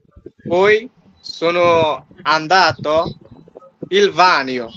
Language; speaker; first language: Italian; non-native, learner; Bangla